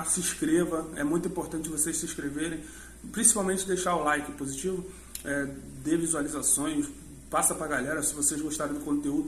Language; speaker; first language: Portuguese; native; Portuguese